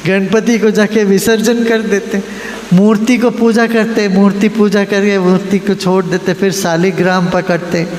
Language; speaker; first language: Hindi; non-native, local second language; Malayalam